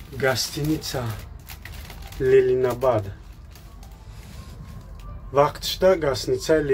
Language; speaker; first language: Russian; non-native, local second language; Tajik